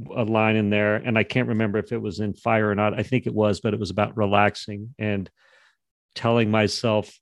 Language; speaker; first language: English; native; English